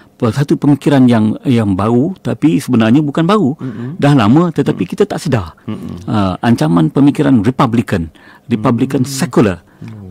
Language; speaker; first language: Malay; native; Malay